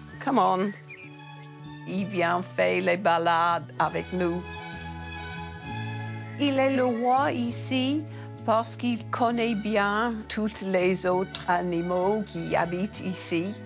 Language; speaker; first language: French; non-native, learner; English